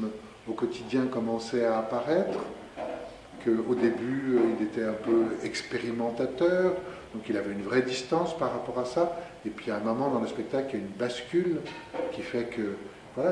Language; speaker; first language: French; native; French